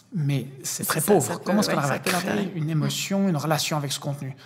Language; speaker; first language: French; native; French